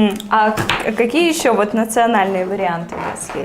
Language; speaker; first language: Russian; native; Russian